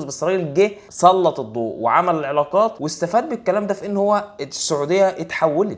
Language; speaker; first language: Arabic; native; Arabic